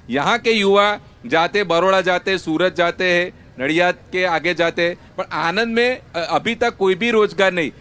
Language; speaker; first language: Hindi; non-native, local second language; Gujarati